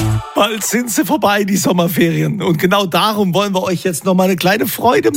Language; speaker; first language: German; native; German